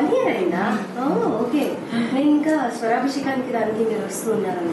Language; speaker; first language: Telugu; native; Telugu